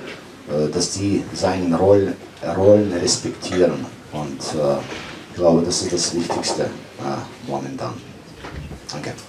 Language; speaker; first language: German; non-native, fluent; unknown